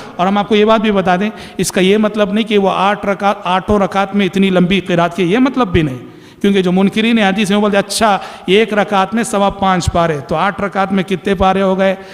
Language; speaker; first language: Urdu; native; Urdu